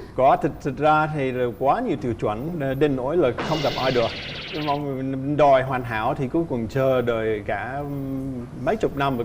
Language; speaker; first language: Vietnamese; non-native, fluent; English